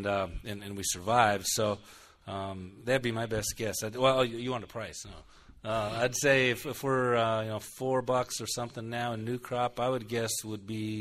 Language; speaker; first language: English; native; English